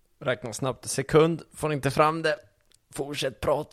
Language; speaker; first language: Swedish; native; Swedish